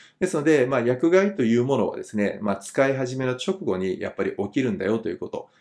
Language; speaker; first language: Japanese; native; Japanese